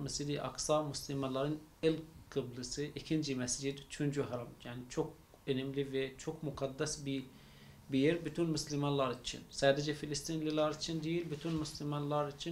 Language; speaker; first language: Turkish; non-native, fluent; Arabic